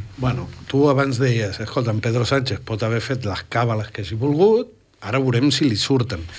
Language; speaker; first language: Catalan; non-native, fluent; Spanish